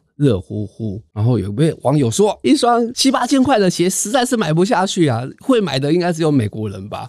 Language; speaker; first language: Chinese; native; Chinese